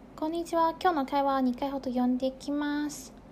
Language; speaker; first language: Japanese; non-native, fluent; Chinese